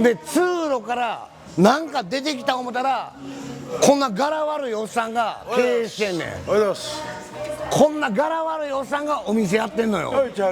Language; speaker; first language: Japanese; native; Japanese